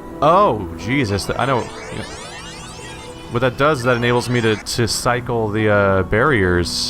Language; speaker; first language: English; native; English